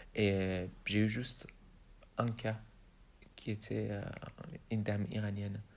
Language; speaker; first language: French; non-native, fluent; Persian